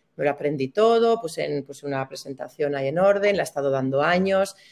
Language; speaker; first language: Spanish; native; Spanish